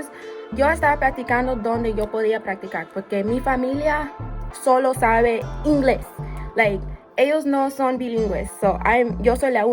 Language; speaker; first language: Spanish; non-native, fluent; English